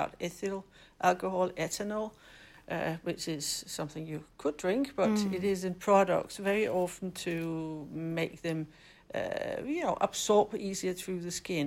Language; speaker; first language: English; non-native, fluent; Danish